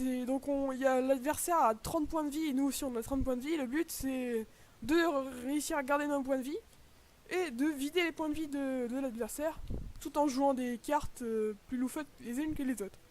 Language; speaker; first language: French; native; French